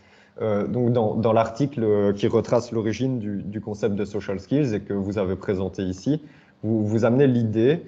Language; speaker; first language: French; native; French